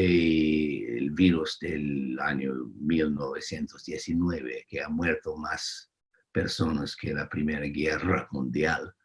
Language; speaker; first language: Spanish; non-native, fluent; English